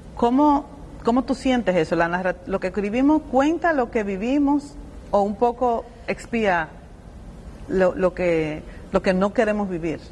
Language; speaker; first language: Spanish; native; Spanish